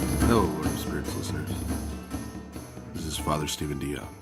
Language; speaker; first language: English; native; English